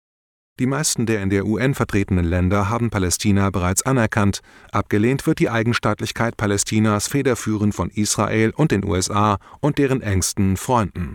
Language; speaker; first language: German; native; German